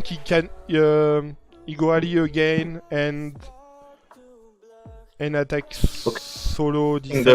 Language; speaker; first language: English; non-native, learner; French